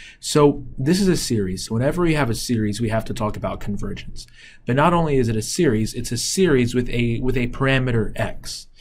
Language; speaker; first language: English; native; English